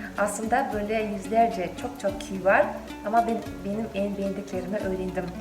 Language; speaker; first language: Turkish; non-native, fluent; Kazakh